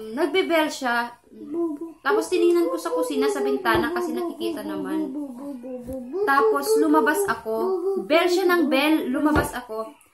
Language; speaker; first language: Filipino; non-native, local second language; Cebuano